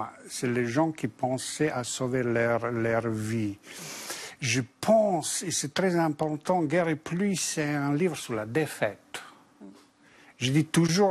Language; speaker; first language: French; non-native, fluent; Bosnian